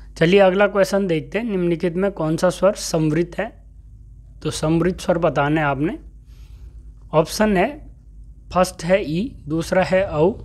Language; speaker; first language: Hindi; native; Hindi